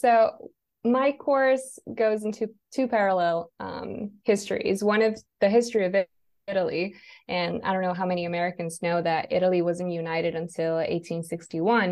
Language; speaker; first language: English; non-native, fluent; Italian